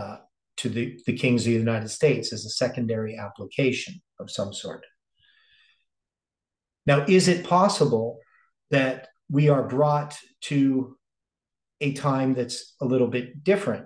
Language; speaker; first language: English; native; English